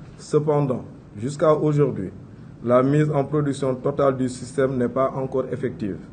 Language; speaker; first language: French; non-native, local second language; Wolof